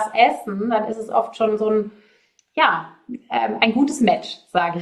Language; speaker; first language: German; native; German